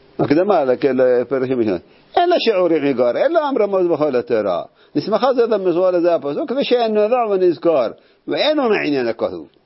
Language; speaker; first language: Hebrew; native; Hebrew